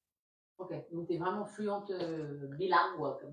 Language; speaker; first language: French; native; French